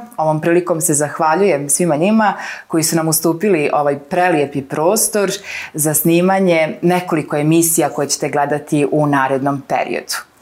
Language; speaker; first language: Bosnian; native; Bosnian